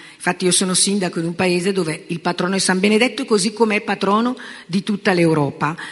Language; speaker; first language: Italian; native; Italian